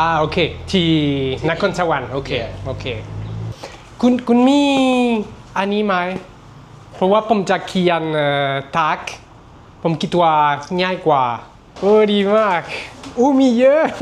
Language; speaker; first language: Thai; non-native, learner; French